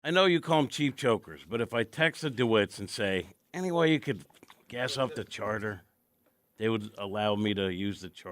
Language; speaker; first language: English; native; English